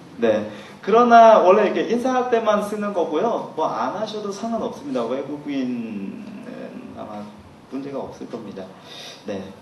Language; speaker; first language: Korean; non-native, fluent; Khmer